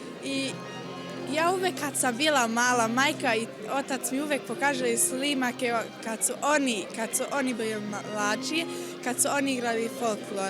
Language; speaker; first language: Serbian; early bilingual, heritage; German